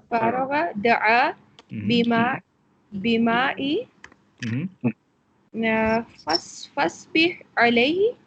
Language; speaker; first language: Arabic; non-native, learner; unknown